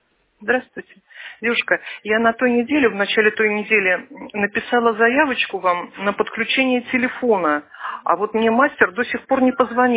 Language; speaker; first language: Russian; native; Russian